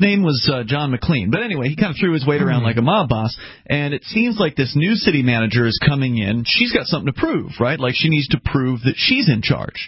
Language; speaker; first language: English; native; English